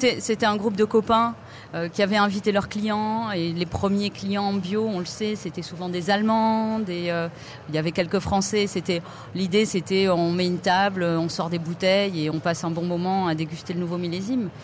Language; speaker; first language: French; native; French